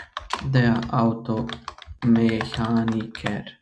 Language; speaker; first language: German; non-native, fluent; Croatian